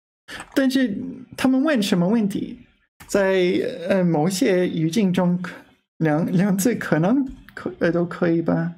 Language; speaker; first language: Chinese; non-native, fluent; English